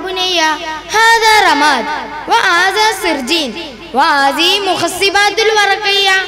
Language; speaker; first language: Arabic; non-native, learner; Malayalam